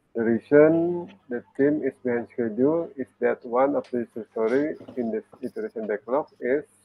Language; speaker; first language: English; non-native, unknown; Indonesian